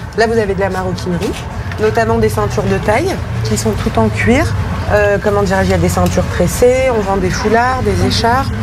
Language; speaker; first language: French; native; French